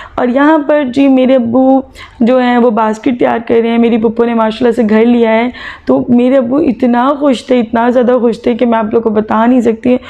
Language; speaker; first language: Urdu; native; Urdu